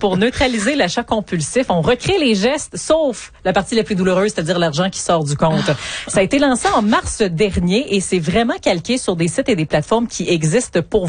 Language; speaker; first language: French; native; French